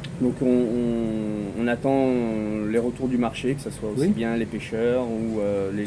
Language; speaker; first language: French; native; French